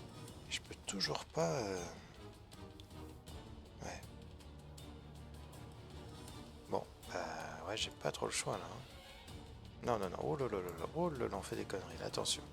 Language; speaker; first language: French; native; French